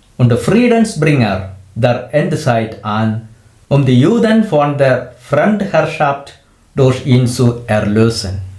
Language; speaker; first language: German; non-native, fluent; Malayalam